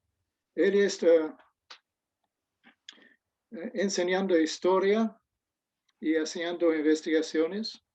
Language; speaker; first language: Spanish; non-native, fluent; English